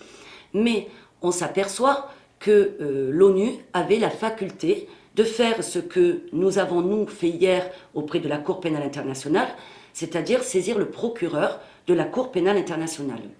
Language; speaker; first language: French; native; French